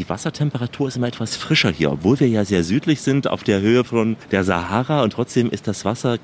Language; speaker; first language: German; native; German